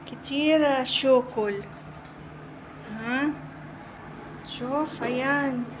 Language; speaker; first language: Arabic; non-native, learner; Filipino